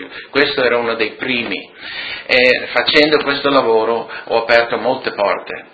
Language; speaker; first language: Italian; non-native, local second language; Friulian